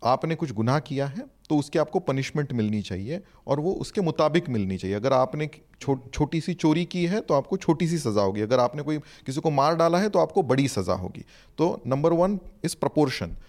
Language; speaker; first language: Hindi; non-native, local second language; Marathi